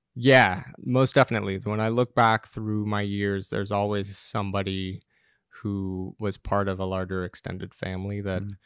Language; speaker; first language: English; native; English